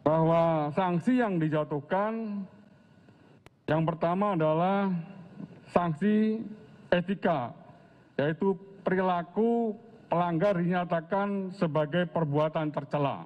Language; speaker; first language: Indonesian; native; Indonesian